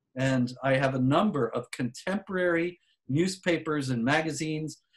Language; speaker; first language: English; native; English